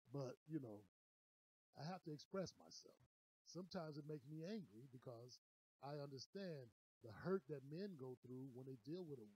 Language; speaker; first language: English; native; English